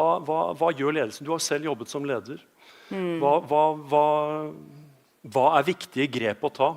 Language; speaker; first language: Danish; non-native, fluent; Norwegian